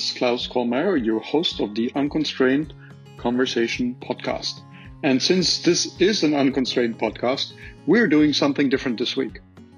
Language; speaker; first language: English; non-native, fluent; German